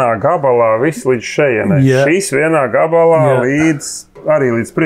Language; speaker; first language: Latvian; native; Latvian